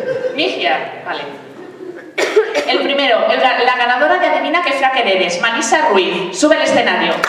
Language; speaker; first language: Spanish; native; Spanish